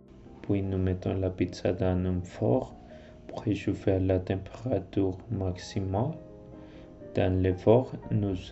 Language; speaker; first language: French; non-native, learner; Spanish